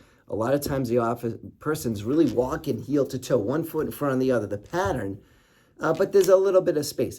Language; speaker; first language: English; native; English